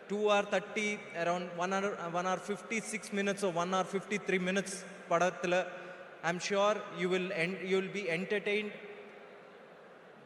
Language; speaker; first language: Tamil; non-native, learner; Telugu